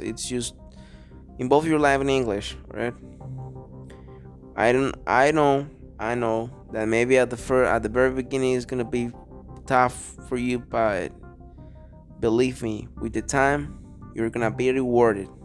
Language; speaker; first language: English; non-native, fluent; Spanish